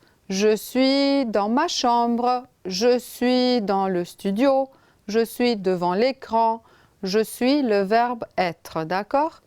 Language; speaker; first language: French; non-native, fluent; Romanian